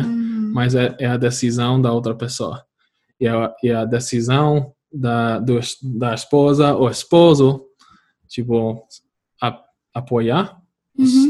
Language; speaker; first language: Portuguese; non-native, fluent; English